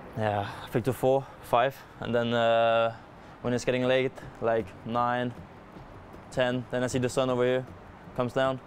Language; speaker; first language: English; non-native, fluent; Danish